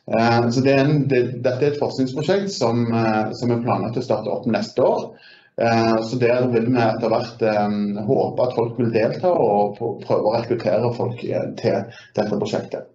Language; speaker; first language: Norwegian; native; Norwegian